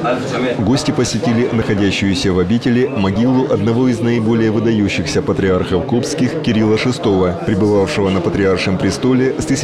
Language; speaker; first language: Russian; native; Russian